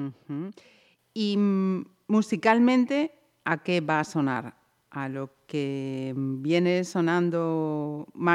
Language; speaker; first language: Spanish; native; Spanish